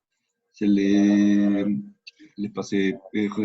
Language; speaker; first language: French; non-native, learner; Spanish